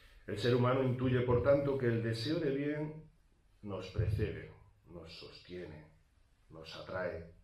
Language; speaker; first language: Spanish; native; Spanish